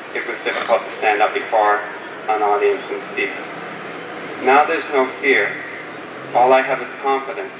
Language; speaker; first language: English; native; English